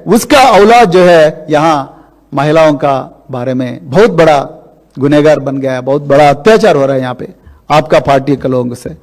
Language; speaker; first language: Hindi; non-native, local second language; Telugu